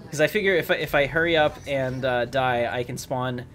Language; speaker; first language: English; native; English